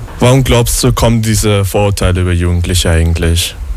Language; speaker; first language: German; native; German